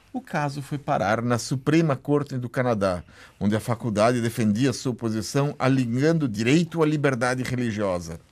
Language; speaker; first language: Portuguese; native; Portuguese